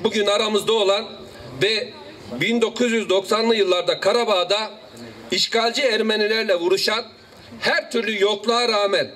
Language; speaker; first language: Turkish; native; Turkish